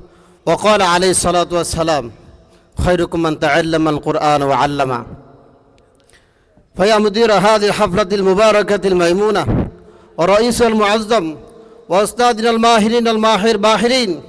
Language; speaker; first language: Arabic; non-native, learner; Bangla